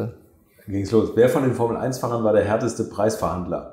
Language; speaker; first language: German; native; German